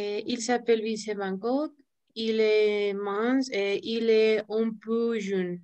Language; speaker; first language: French; non-native, learner; Spanish